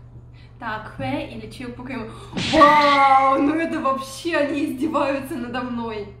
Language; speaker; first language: Russian; native; Russian